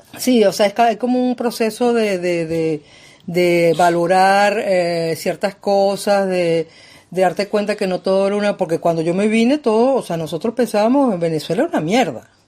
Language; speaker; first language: Spanish; native; Spanish